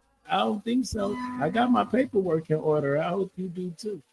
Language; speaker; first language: English; native; English